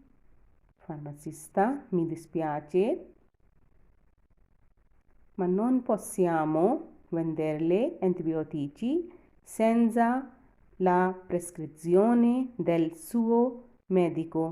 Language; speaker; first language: Italian; non-native, fluent; Urdu